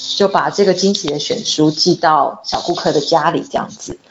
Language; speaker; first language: Chinese; native; Chinese